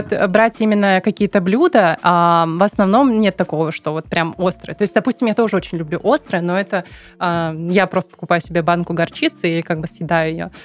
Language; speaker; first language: Russian; non-native, local second language; Tatar